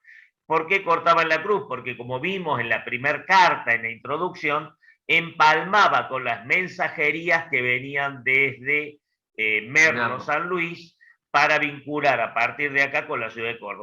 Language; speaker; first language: Spanish; native; Spanish